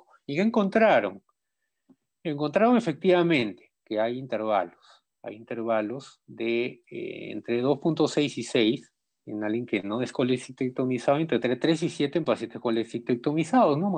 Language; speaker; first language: Spanish; native; Spanish